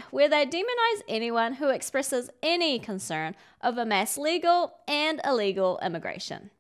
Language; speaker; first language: English; native; English